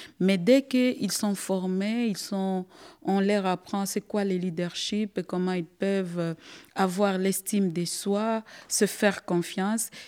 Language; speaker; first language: French; non-native, local second language; Swahili